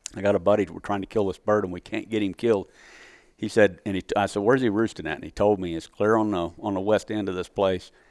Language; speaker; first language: English; native; English